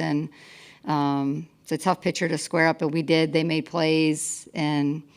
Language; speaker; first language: English; native; English